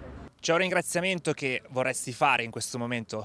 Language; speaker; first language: Italian; native; Italian